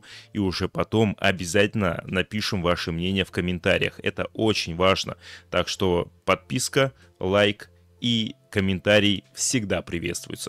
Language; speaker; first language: Russian; native; Russian